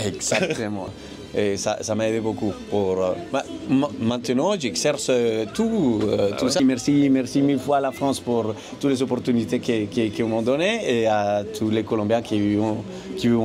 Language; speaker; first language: French; non-native, fluent; Spanish